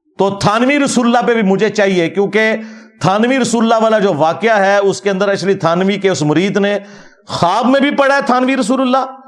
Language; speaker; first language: Urdu; non-native, local second language; Punjabi